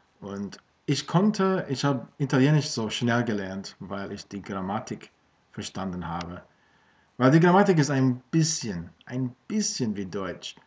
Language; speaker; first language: German; non-native, fluent; English